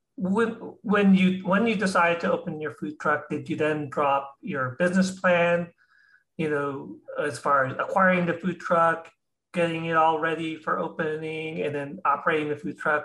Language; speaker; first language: English; non-native, local second language; Filipino